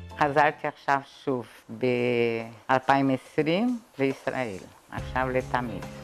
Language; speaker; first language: Hebrew; non-native, fluent; Portuguese